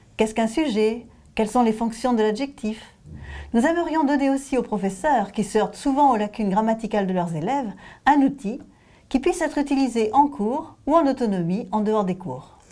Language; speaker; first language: French; native; French